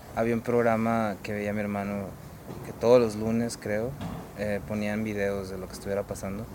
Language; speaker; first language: Spanish; native; Spanish